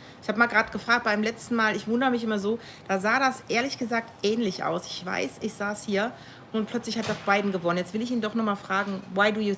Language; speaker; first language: German; native; German